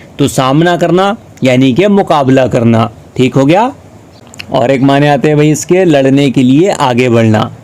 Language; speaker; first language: Urdu; native; Urdu